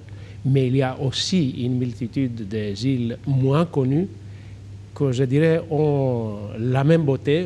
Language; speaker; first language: French; non-native, fluent; Greek